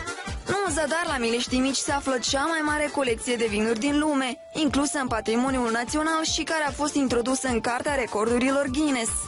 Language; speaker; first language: Romanian; native; Romanian